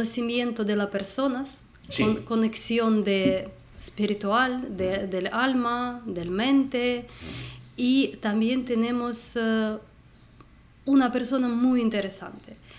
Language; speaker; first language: Spanish; non-native, learner; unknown